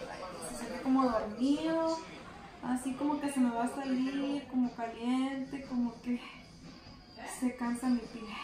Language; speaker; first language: Spanish; early bilingual, heritage; Spanish